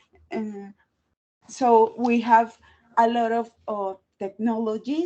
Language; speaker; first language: English; non-native, learner; Spanish